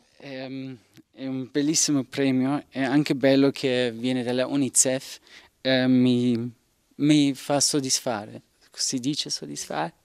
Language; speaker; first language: Italian; non-native, learner; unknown